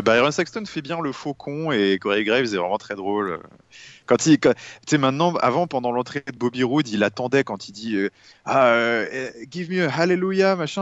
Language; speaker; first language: French; native; French